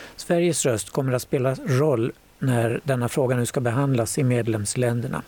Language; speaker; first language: Swedish; native; Swedish